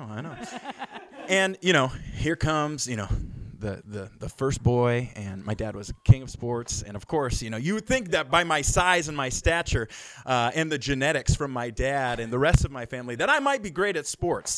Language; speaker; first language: English; native; English